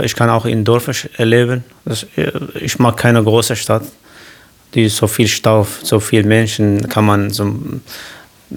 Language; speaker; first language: German; non-native, learner; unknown